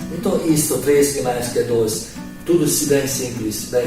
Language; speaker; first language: Portuguese; non-native, learner; Hungarian